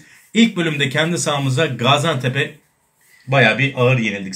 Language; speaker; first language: Turkish; native; Turkish